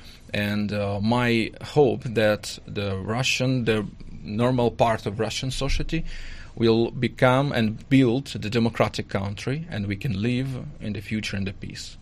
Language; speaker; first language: English; non-native, learner; Russian